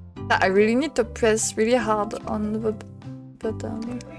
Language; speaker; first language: English; non-native, fluent; French